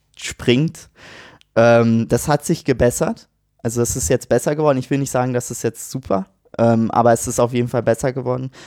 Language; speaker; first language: German; native; German